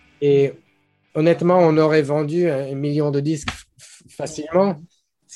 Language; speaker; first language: French; non-native, fluent; English